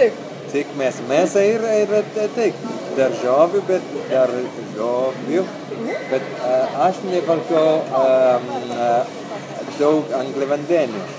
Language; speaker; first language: Lithuanian; non-native, learner; Italian